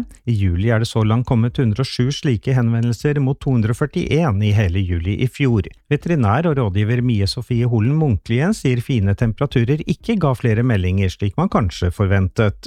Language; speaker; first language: Norwegian; native; Norwegian